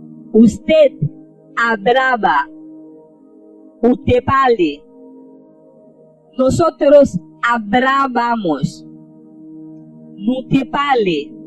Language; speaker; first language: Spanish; non-native, fluent; Haitian Creole